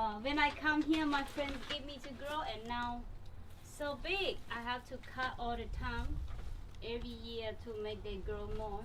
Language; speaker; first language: English; non-native, learner; Thai